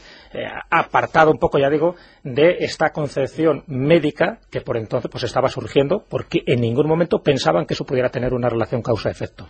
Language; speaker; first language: Spanish; native; Spanish